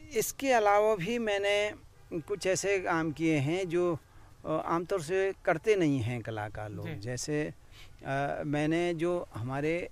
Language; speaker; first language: Hindi; non-native, local second language; Garhwali